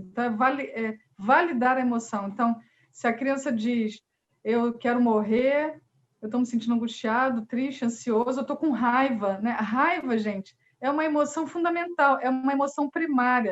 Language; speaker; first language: Portuguese; native; Portuguese